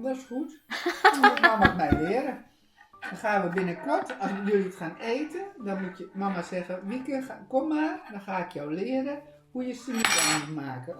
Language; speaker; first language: Dutch; native; Dutch